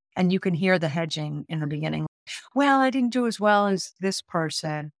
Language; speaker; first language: English; native; English